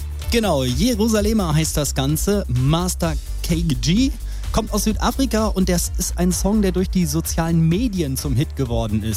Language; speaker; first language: German; native; German